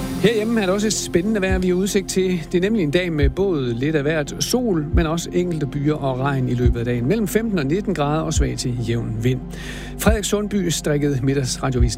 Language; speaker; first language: Danish; native; Danish